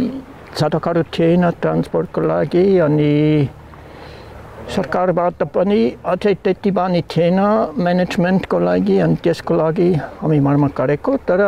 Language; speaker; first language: Nepali; non-native, learner; German